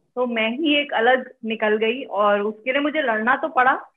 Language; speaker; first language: Hindi; native; Hindi